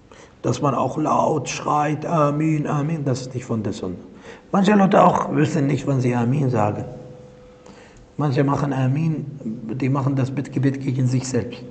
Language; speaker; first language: German; non-native, fluent; Arabic